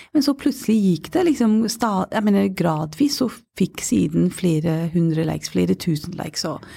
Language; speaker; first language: Norwegian; non-native, fluent; English